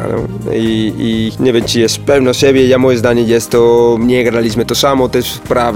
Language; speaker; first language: Polish; non-native, fluent; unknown